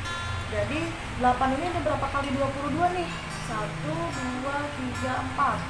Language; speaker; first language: Indonesian; native; Indonesian